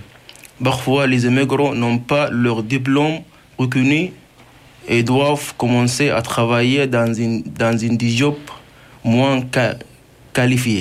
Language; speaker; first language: French; non-native, learner; Arabic